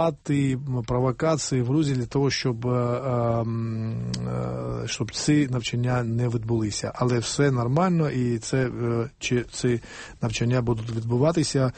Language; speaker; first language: Ukrainian; non-native, fluent; Georgian